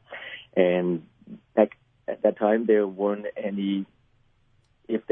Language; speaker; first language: English; early bilingual, other home language; Cantonese